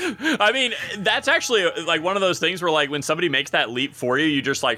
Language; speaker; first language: English; native; English